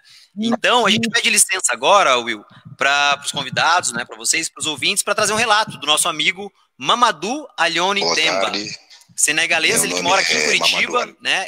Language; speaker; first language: Portuguese; native; Portuguese